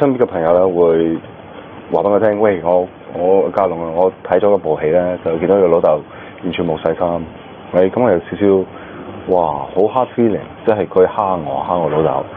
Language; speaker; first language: Cantonese; early bilingual, heritage; Cantonese